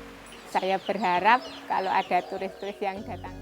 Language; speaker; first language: Indonesian; non-native, local second language; Javanese